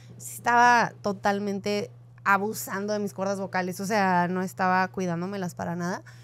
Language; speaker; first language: Spanish; native; Spanish